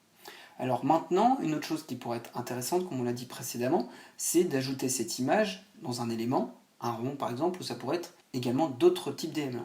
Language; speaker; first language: French; native; French